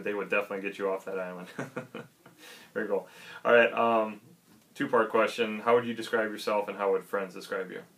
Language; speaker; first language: English; native; English